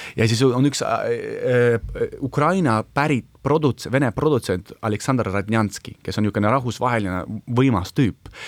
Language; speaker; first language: Estonian; non-native, local second language; Russian